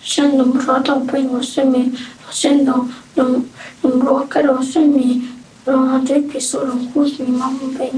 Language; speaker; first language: Swedish; early bilingual, other home language; Vietnamese